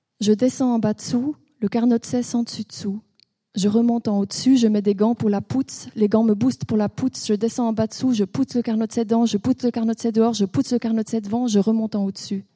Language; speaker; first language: French; native; French